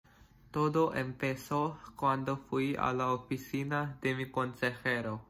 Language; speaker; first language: Spanish; non-native, learner; English